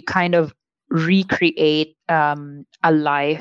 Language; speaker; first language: English; non-native, local second language; Filipino